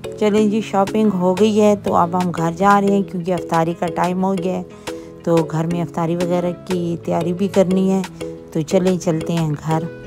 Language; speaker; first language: Hindi; native; Hindi